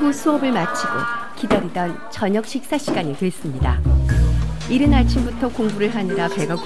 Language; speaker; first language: Korean; native; Korean